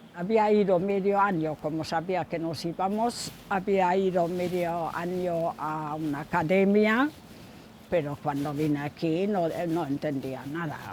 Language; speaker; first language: Spanish; non-native, fluent; German